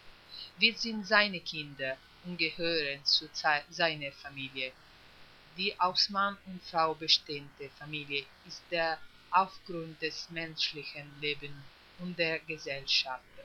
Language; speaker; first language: German; non-native, fluent; Italian